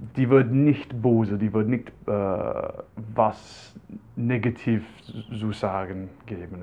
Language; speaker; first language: German; non-native, fluent; English